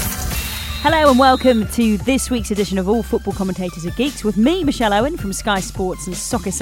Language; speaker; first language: English; native; English